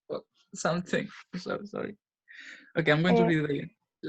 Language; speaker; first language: English; non-native, learner; Spanish